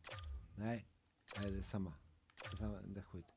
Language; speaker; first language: Swedish; non-native, learner; Polish